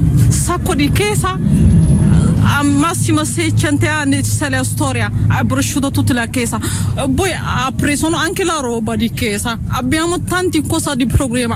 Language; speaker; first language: Italian; non-native, learner; Tigrinya